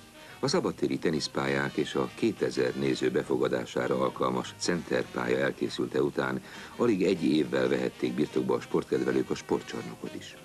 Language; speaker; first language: Hungarian; native; Hungarian